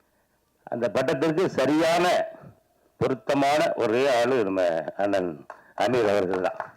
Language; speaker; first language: Tamil; native; Tamil